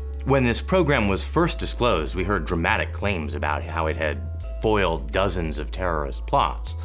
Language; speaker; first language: English; native; English